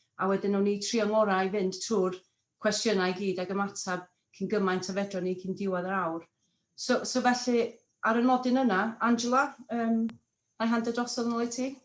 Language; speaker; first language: Welsh; non-native, local second language; English